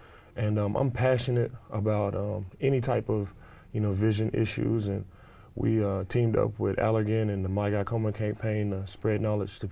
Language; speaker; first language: English; native; English